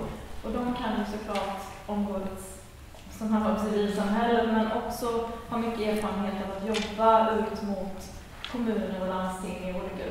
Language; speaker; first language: Swedish; native; Swedish